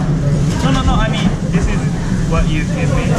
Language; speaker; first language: English; non-native, learner; Japanese